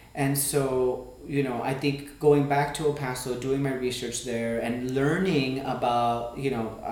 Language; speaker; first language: English; early bilingual, other home language; Spanish